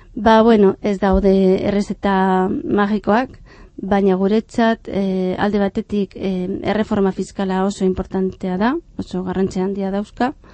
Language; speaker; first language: Basque; non-native, fluent; Catalan